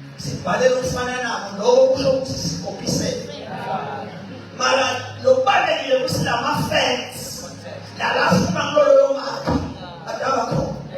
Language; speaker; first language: Zulu; non-native, local second language; Swati